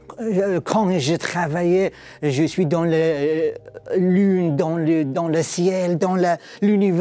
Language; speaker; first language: French; non-native, learner; Persian